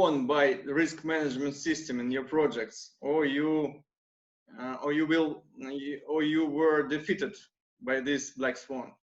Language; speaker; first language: English; non-native, learner; Russian